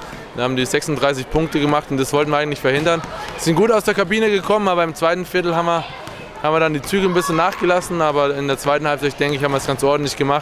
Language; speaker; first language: German; native; German